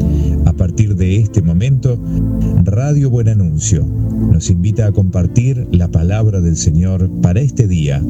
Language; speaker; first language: Spanish; native; Spanish